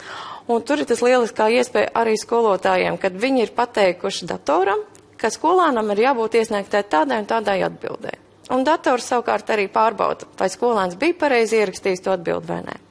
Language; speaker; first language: Latvian; native; Latvian